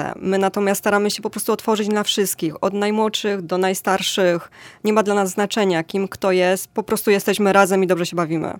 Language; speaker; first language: Polish; native; Polish